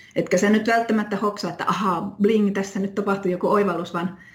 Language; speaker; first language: Finnish; native; Finnish